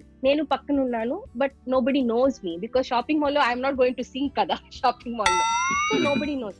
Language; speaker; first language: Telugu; non-native, local second language; Tamil